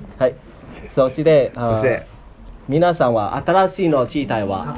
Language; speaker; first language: Japanese; non-native, learner; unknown